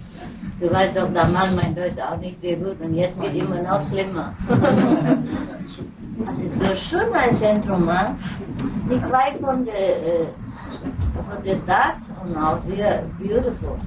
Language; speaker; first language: German; non-native, learner; Vietnamese